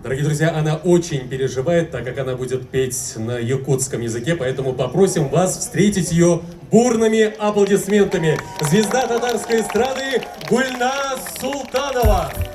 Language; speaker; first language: Russian; native; Russian